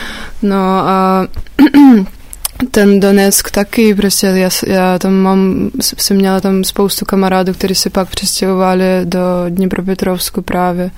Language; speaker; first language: Czech; non-native, fluent; Russian